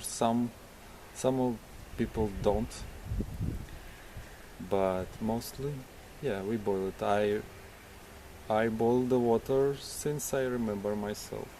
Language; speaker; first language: English; non-native, learner; Ukrainian